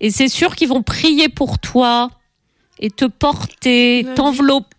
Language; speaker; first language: French; native; French